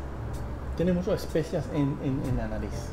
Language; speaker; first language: Spanish; non-native, fluent; English